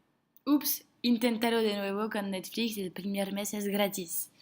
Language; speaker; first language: Spanish; non-native, learner; French